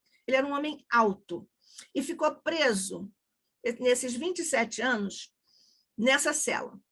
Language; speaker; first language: Portuguese; native; Portuguese